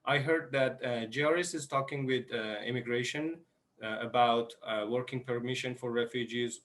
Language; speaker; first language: English; non-native, fluent; Persian